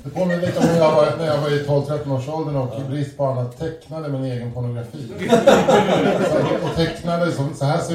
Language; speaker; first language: Swedish; native; Swedish